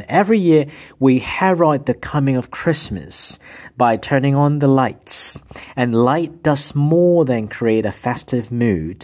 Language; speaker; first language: English; non-native, local second language; Cantonese